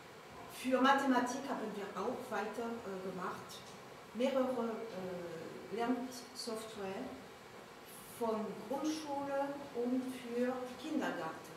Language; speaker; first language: German; non-native, learner; French